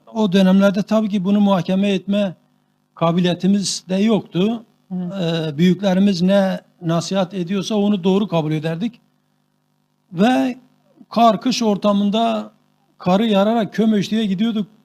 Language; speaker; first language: Turkish; non-native, local second language; Kurdish